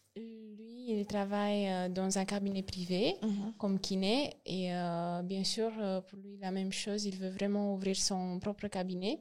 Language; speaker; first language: French; non-native, learner; Romanian